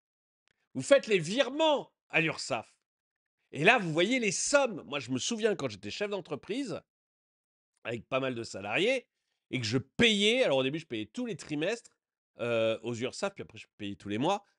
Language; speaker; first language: French; native; French